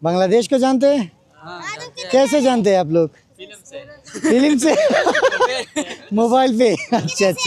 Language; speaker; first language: Hindi; non-native, learner; Bangla